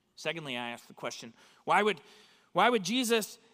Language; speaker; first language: English; native; English